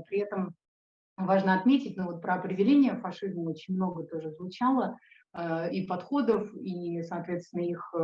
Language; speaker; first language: Russian; native; Russian